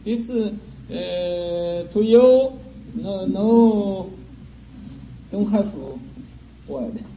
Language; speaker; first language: English; non-native, learner; Chinese